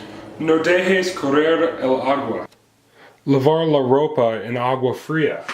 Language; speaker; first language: Spanish; non-native, learner; English